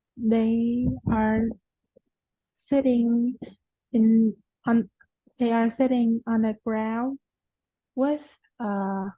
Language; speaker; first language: English; non-native, learner; Vietnamese